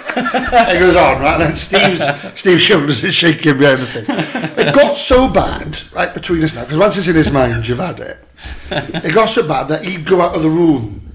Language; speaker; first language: English; native; English